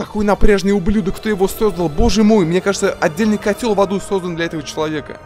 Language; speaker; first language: Russian; native; Russian